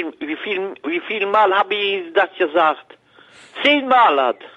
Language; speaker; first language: German; non-native, learner; French